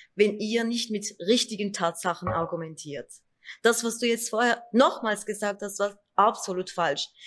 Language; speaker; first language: German; early bilingual, other home language; Kurdish